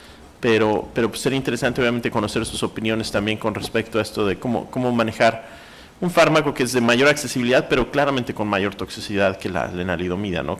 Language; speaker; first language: Spanish; native; Spanish